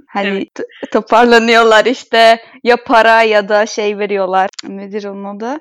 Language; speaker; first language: Turkish; non-native, fluent; Hungarian